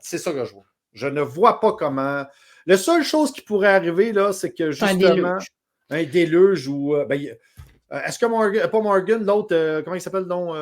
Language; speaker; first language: French; native; French